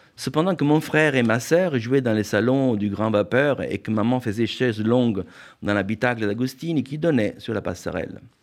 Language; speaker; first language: French; non-native, fluent; Italian